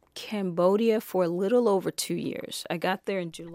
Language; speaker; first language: English; native; English